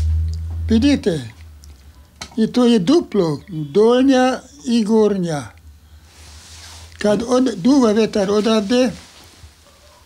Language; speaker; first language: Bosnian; non-native, local second language; Hungarian